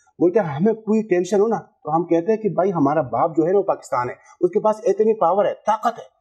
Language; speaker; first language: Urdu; non-native, local second language; Pashto